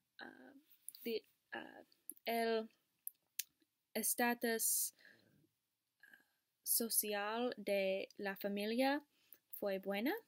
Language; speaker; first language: Spanish; non-native, learner; English